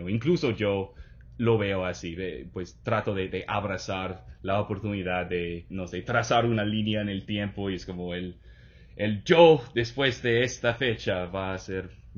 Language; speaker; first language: Spanish; non-native, fluent; English